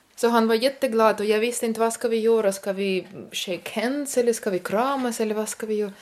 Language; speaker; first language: Swedish; non-native, fluent; Russian